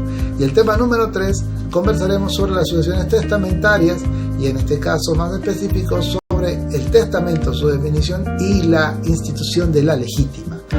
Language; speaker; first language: Spanish; native; Spanish